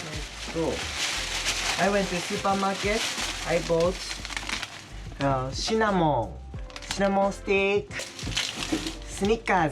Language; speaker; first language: English; non-native, learner; Japanese